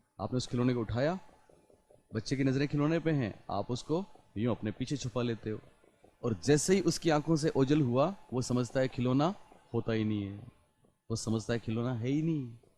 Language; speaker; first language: Hindi; native; Hindi